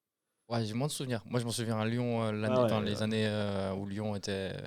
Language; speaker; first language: French; native; French